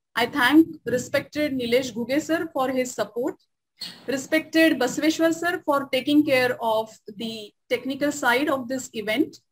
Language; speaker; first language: English; non-native, local second language; Marathi